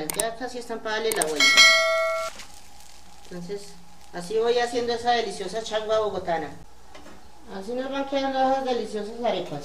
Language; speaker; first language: Spanish; native; Spanish